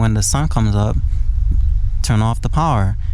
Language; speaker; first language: English; native; English